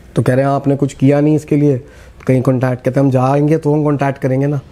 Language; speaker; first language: Hindi; native; Hindi